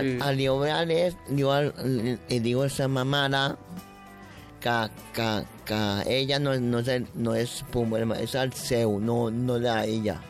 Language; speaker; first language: Catalan; non-native, local second language; Spanish